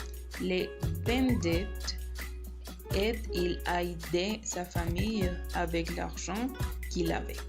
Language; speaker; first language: French; non-native, learner; Spanish